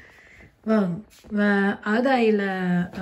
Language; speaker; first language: Vietnamese; non-native, learner; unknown